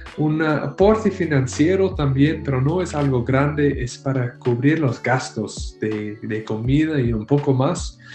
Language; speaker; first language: Spanish; non-native, fluent; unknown